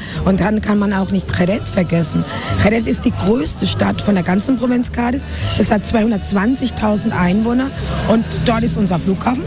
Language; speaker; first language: German; non-native, fluent; Spanish